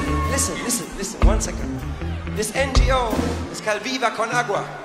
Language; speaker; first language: English; non-native, fluent; German